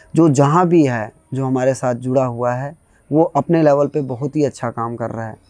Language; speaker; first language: Hindi; non-native, local second language; Bhojpuri